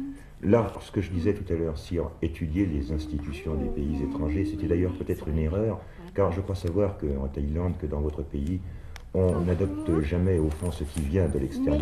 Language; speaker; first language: French; native; French